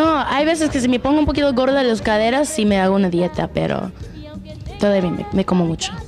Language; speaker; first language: Spanish; early bilingual, heritage; English